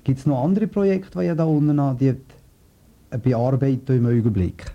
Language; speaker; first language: German; native; German